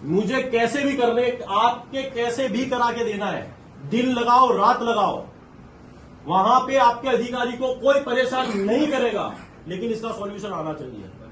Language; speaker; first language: Hindi; non-native, local second language; Gujarati